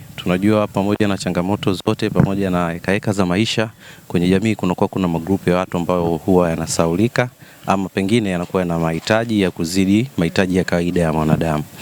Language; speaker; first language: Swahili; native; Swahili